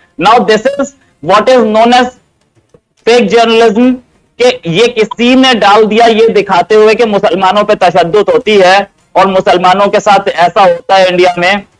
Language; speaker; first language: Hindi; native; Hindi